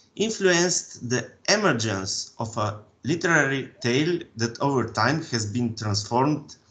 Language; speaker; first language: English; non-native, fluent; Slovenian